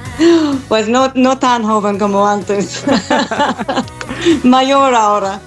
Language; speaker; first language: Spanish; non-native, learner; English